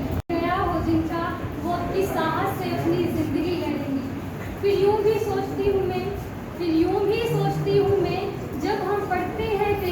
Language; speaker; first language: Hindi; native; Hindi